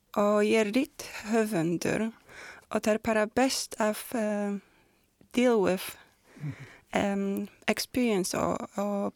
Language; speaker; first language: Icelandic; non-native, learner; Polish